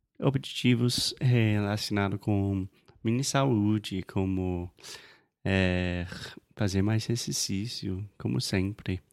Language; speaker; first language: Portuguese; non-native, fluent; English